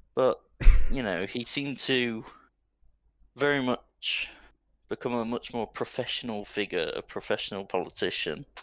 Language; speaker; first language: English; native; English